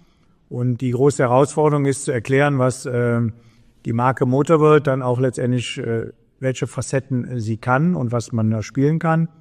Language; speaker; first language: German; native; German